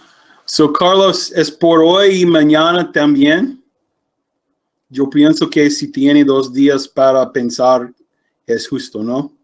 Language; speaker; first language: Spanish; non-native, learner; English